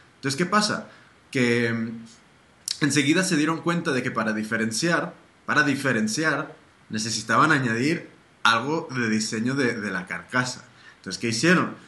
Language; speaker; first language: Spanish; early bilingual, heritage; Spanish